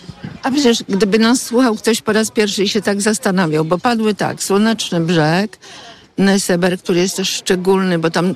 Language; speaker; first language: Polish; native; Polish